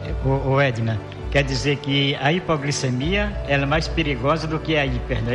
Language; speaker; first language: Portuguese; native; Portuguese